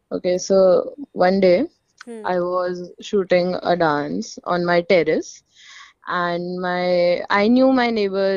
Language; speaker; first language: English; non-native, local second language; Hindi